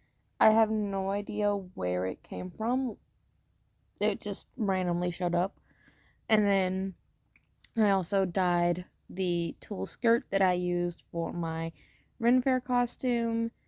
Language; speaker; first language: English; native; English